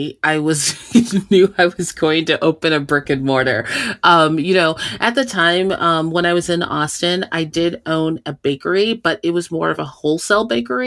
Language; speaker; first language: English; native; English